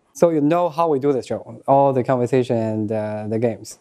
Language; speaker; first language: English; non-native, fluent; Chinese